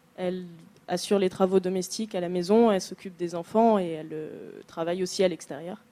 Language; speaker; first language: French; native; French